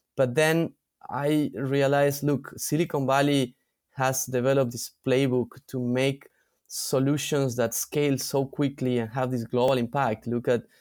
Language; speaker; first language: English; non-native, fluent; Spanish